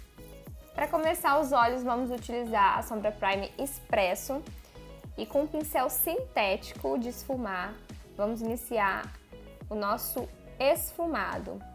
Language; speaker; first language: Portuguese; native; Portuguese